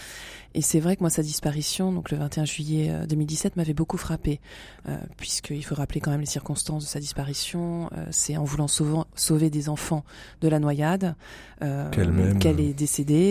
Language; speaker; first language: French; native; French